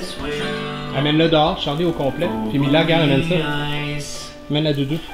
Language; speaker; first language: French; native; French